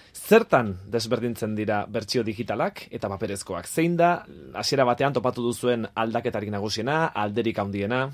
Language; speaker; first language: Basque; native; Basque